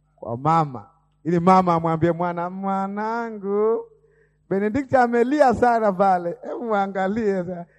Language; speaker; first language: Swahili; native; Swahili